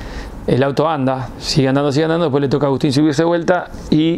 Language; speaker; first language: Spanish; native; Spanish